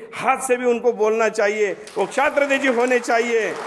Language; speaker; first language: Hindi; non-native, local second language; Marathi